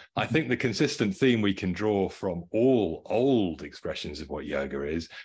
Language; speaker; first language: English; native; English